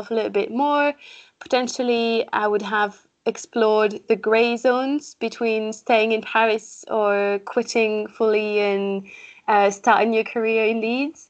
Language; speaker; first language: English; non-native, fluent; French